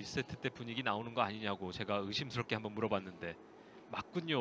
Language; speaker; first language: Korean; native; Korean